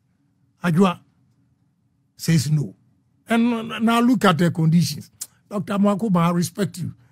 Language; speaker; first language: English; non-native, local second language; Akan